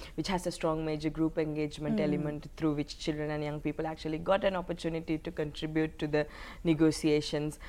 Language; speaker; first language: English; non-native, local second language; Sinhala